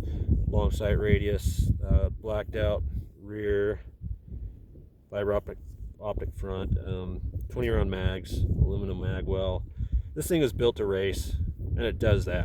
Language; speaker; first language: English; native; English